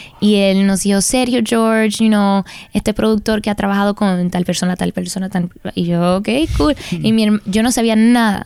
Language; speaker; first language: Spanish; early bilingual, heritage; Spanish